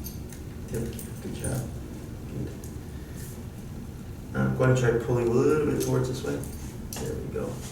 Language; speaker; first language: English; native; English